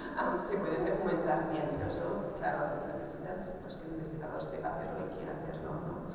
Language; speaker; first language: Spanish; non-native, local second language; Catalan